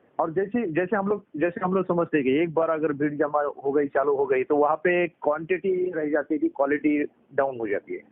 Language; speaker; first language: Hindi; native; Hindi